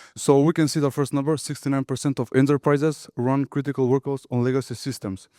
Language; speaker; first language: English; non-native, fluent; Macedonian